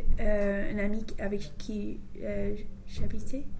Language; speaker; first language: French; non-native, learner; English